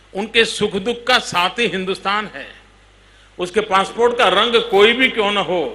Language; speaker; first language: Hindi; non-native, local second language; Gujarati